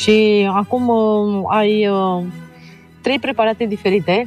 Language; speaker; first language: Romanian; native; Romanian